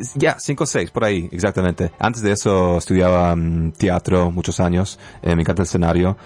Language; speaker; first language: Spanish; early bilingual, heritage; Spanish